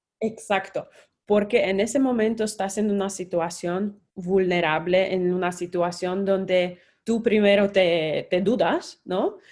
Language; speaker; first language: Spanish; non-native, fluent; Polish